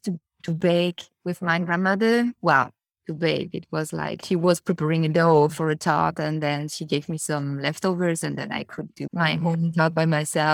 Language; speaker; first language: English; non-native, fluent; French